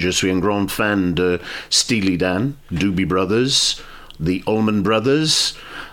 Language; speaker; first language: French; non-native, fluent; English